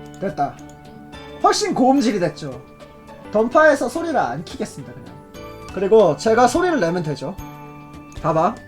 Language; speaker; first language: Korean; native; Korean